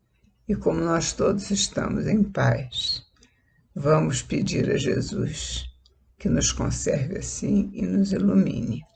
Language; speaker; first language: Portuguese; native; Portuguese